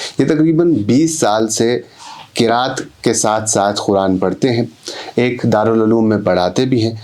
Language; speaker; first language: Urdu; non-native, local second language; Kashmiri